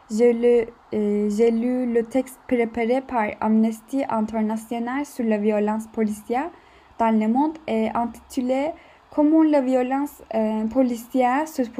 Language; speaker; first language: French; non-native, learner; Turkish